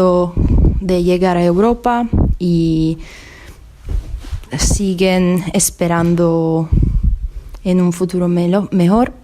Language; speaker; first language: Spanish; non-native, fluent; Italian